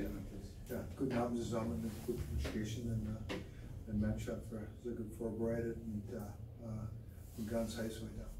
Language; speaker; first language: German; non-native, learner; English